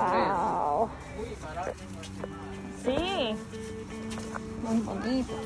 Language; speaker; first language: Spanish; non-native, learner; English